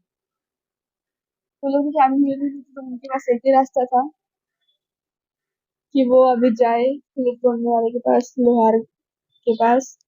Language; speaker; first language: Hindi; non-native, local second language; Marathi